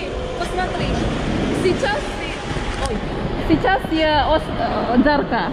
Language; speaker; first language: Russian; non-native, learner; Indonesian